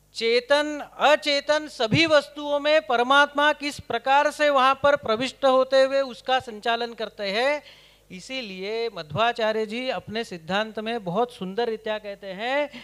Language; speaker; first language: Hindi; non-native, local second language; Kannada